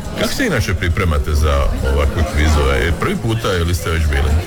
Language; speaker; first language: Serbian; native; Serbian